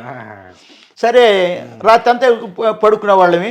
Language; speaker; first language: Telugu; native; Telugu